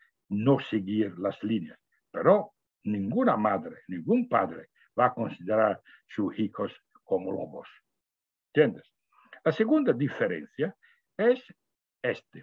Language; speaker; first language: Spanish; non-native, fluent; Italian